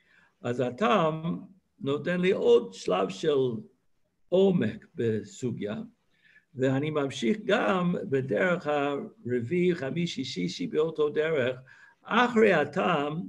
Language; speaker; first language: Hebrew; non-native, fluent; English